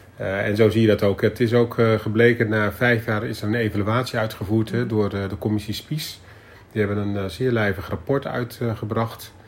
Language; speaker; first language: Dutch; native; Dutch